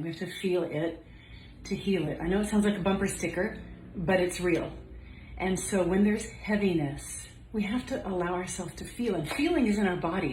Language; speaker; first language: English; native; English